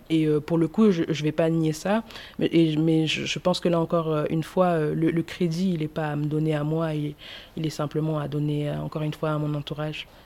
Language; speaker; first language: French; early bilingual, other home language; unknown